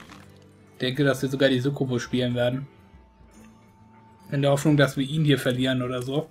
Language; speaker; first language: German; native; German